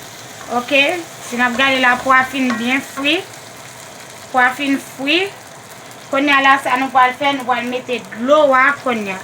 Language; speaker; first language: French; non-native, learner; Haitian Creole